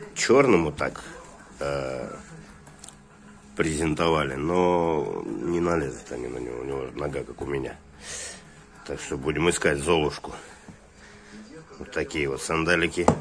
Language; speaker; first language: Russian; native; Russian